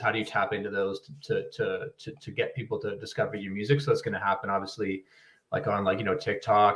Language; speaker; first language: English; native; English